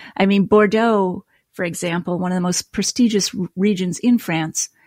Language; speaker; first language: English; native; English